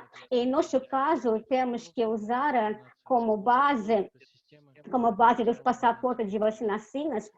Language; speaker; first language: Portuguese; non-native, fluent; Russian